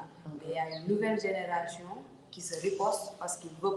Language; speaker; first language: French; non-native, local second language; Wolof